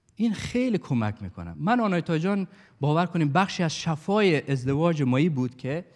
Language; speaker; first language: Persian; native; Persian